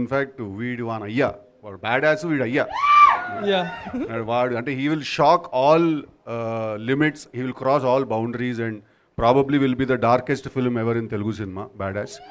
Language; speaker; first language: Telugu; native; Telugu